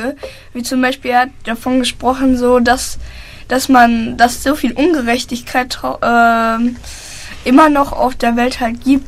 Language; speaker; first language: German; native; German